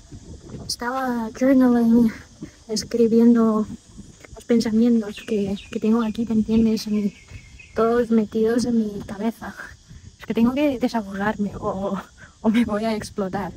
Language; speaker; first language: Spanish; non-native, fluent; Chinese